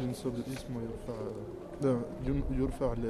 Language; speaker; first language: Arabic; non-native, learner; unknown